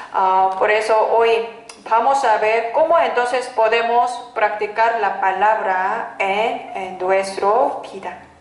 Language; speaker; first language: Spanish; non-native, fluent; Korean